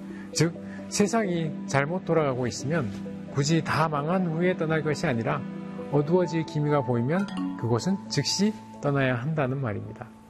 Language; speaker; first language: Korean; native; Korean